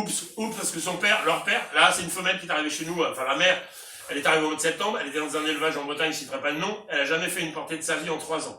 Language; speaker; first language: French; native; French